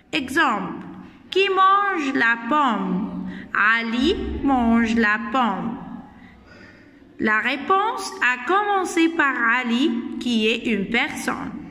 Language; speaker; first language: French; non-native, fluent; Arabic